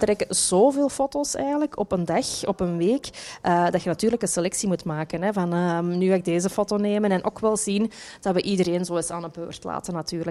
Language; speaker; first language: Dutch; native; Dutch